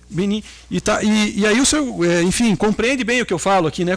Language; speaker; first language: Portuguese; native; Portuguese